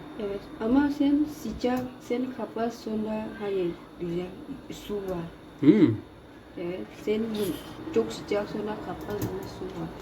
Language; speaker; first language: Turkish; non-native, learner; Lao